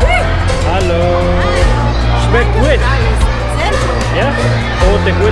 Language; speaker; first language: German; non-native, learner; Tibetan